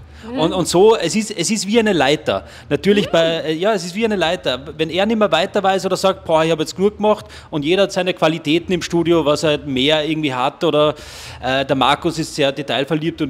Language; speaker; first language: German; native; German